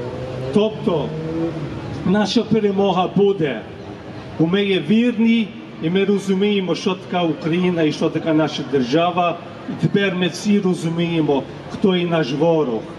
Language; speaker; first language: Ukrainian; early bilingual, heritage; Ukrainian